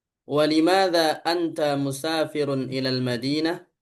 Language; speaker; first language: Arabic; non-native, fluent; Indonesian